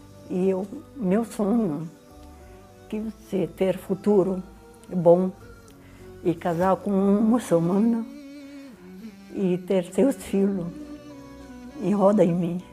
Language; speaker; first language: Portuguese; non-native, learner; Arabic